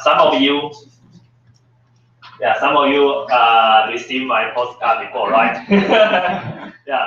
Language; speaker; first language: English; non-native, learner; Chinese